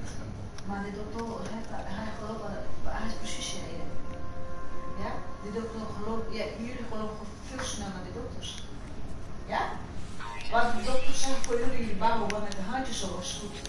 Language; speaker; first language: Dutch; non-native, learner; Portuguese